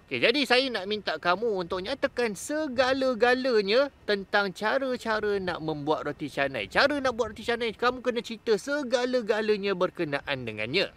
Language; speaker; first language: Malay; native; Malay